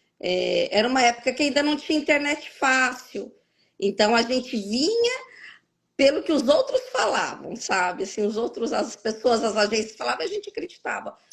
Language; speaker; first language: Portuguese; native; Portuguese